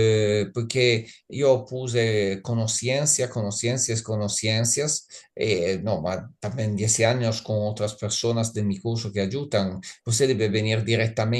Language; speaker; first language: Spanish; non-native, learner; Italian